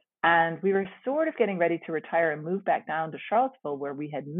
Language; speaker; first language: English; native; English